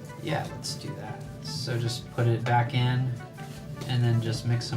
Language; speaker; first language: English; native; English